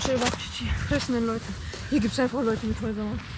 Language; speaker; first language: German; early bilingual, other home language; Bosnian